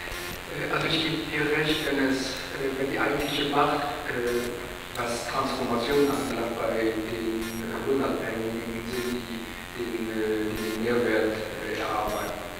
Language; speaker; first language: German; non-native, local second language; Luxembourgish